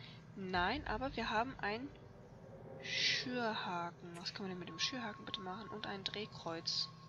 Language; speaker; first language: German; native; German